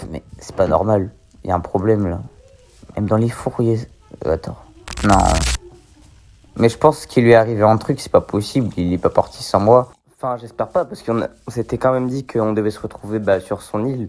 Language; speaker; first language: French; native; French